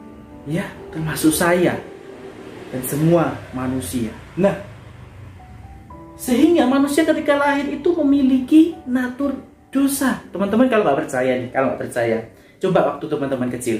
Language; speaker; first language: Indonesian; native; Indonesian